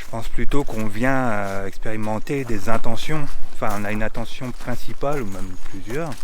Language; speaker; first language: French; native; French